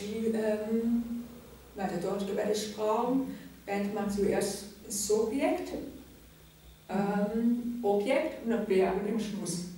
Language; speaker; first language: German; non-native, local second language; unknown